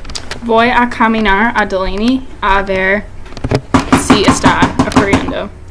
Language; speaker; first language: Spanish; non-native, learner; English